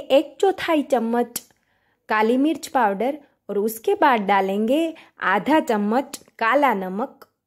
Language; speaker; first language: Hindi; non-native, local second language; Gujarati